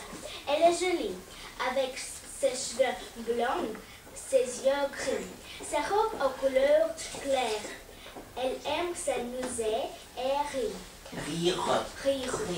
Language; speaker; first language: French; non-native, learner; Russian